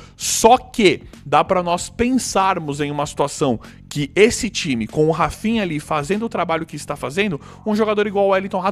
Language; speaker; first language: Portuguese; native; Portuguese